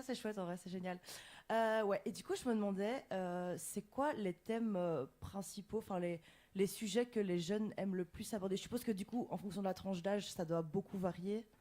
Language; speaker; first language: French; native; French